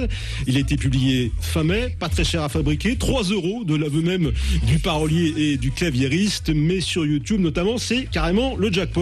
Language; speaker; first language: French; native; French